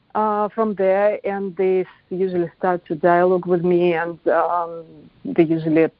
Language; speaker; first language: English; non-native, fluent; Russian